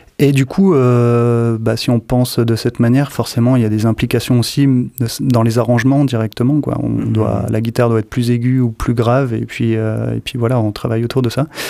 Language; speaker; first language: French; native; French